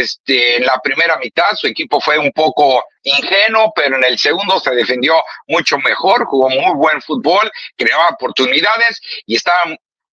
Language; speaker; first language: Spanish; native; Spanish